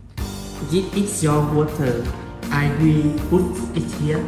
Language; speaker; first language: English; non-native, learner; Vietnamese